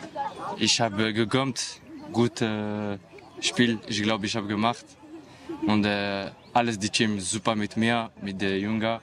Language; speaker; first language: German; non-native, learner; French